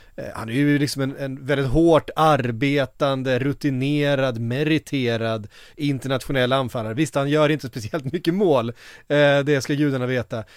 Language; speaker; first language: Swedish; native; Swedish